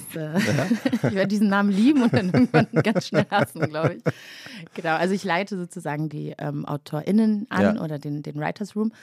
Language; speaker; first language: German; early bilingual, other home language; Kinyarwanda